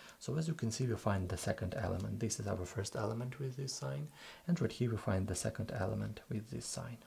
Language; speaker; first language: English; non-native, fluent; Russian